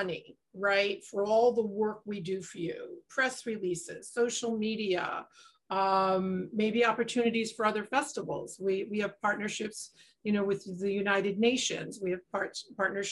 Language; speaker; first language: English; native; English